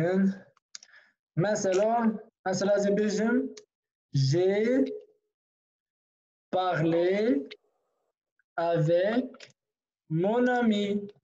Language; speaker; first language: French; non-native, fluent; Kurdish